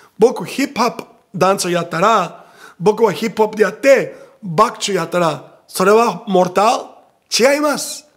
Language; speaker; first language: Japanese; non-native, fluent; Portuguese